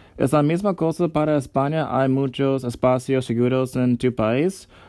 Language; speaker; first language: Spanish; non-native, learner; English